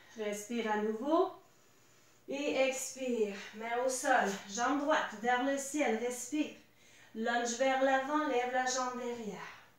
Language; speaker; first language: French; native; French